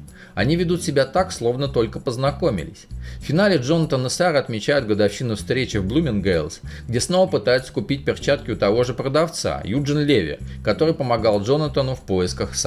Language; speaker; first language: Russian; native; Russian